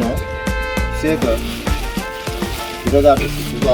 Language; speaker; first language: French; non-native, local second language; Wolof